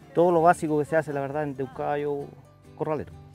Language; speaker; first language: Spanish; native; Spanish